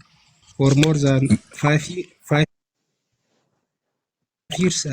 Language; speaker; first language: English; non-native, learner; Amharic